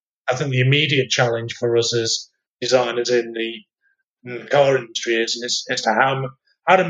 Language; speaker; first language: English; native; English